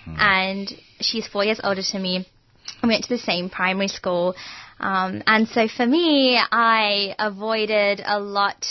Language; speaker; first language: English; non-native, local second language; Gujarati